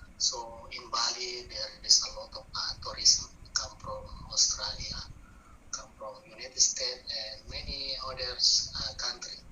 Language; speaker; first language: English; non-native, learner; Buginese